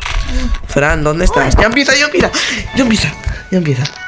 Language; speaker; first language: Spanish; native; Spanish